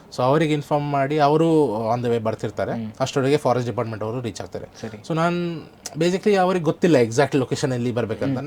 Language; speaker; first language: Kannada; non-native, local second language; Konkani